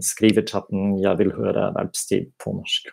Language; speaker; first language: Norwegian; non-native, fluent; German